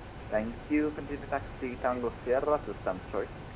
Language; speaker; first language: English; non-native, fluent; Italian